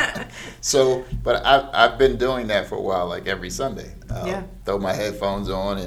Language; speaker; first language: English; native; English